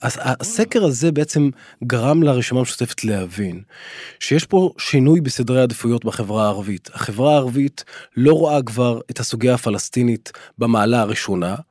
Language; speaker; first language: Hebrew; non-native, local second language; Arabic